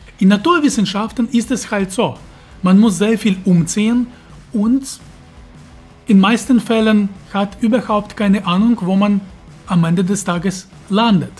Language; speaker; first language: German; non-native, fluent; Russian